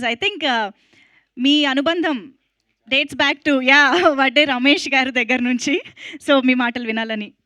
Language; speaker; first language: Telugu; native; Telugu